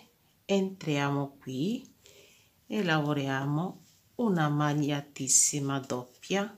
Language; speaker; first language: Italian; non-native, fluent; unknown